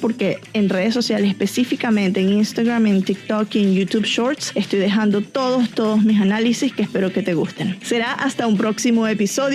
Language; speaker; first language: Spanish; native; Spanish